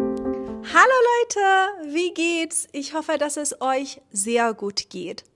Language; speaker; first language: German; non-native, fluent; Persian